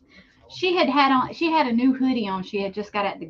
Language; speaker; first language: English; native; English